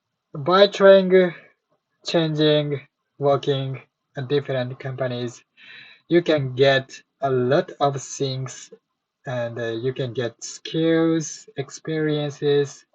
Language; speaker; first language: English; non-native, learner; Japanese